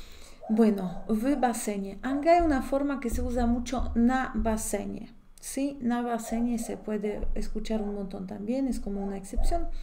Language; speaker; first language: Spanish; non-native, fluent; Polish